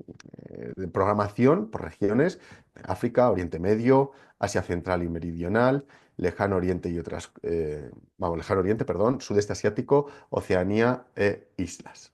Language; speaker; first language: Spanish; native; Spanish